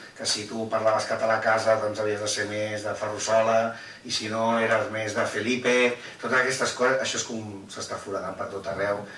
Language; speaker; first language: Catalan; non-native, local second language; Spanish